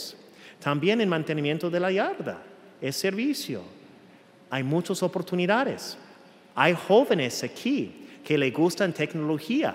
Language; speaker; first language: Spanish; non-native, fluent; English